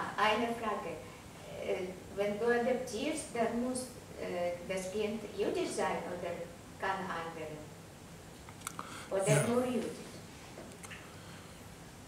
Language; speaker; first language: German; non-native, learner; Russian